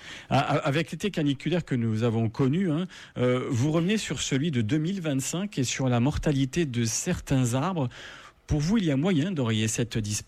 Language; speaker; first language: French; native; French